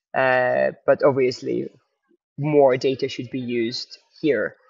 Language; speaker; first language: English; non-native, fluent; Estonian